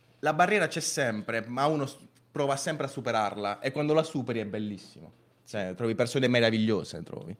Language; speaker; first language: Italian; early bilingual, other home language; Spanish